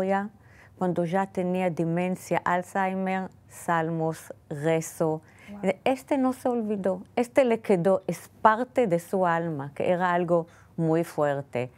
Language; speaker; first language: Spanish; non-native, fluent; Hebrew